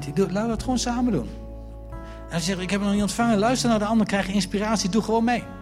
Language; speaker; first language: Dutch; native; Dutch